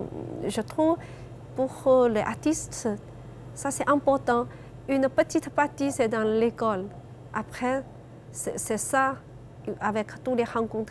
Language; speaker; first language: French; non-native, learner; Chinese